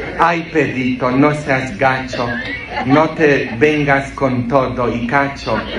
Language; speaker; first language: Spanish; non-native, fluent; Polish